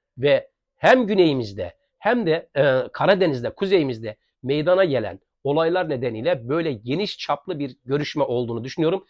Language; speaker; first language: Turkish; native; Turkish